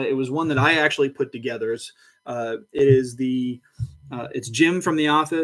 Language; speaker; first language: English; native; English